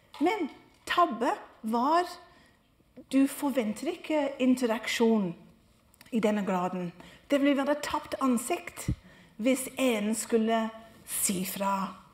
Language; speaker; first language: Norwegian; non-native, fluent; English